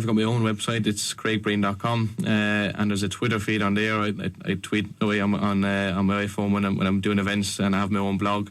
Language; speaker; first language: English; native; English